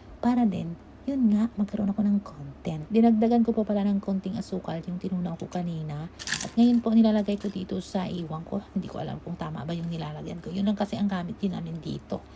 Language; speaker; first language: Filipino; non-native, local second language; Cebuano